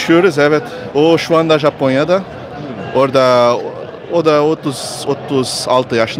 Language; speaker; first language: Turkish; non-native, learner; Portuguese